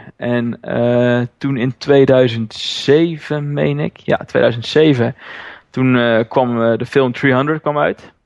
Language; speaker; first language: Dutch; native; Dutch